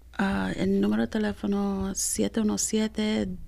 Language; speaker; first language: Spanish; early bilingual, heritage; Spanish